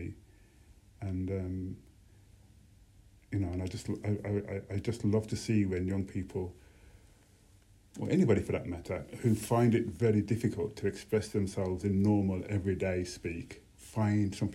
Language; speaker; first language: English; native; English